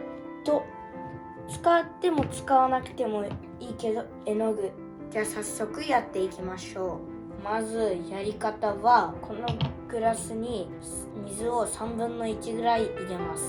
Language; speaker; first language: Japanese; early bilingual, other home language; Uyghur